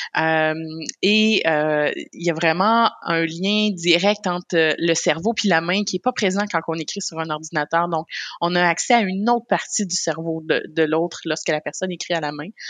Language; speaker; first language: French; native; French